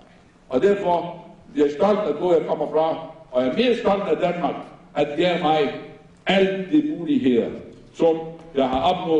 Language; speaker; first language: Danish; non-native, fluent; Arabic